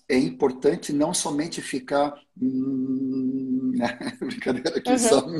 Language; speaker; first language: Portuguese; non-native, fluent; Swedish